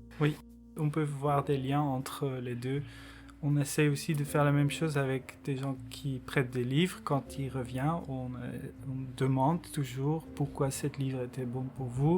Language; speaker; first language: French; non-native, local second language; Dutch